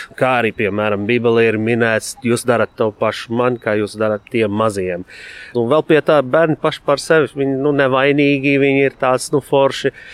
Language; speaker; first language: Latvian; non-native, fluent; Arabic